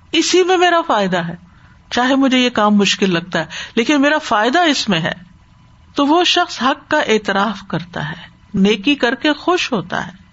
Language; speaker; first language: Urdu; native; Urdu